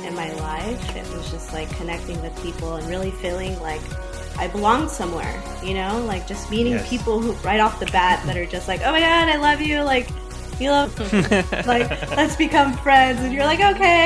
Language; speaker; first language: English; native; English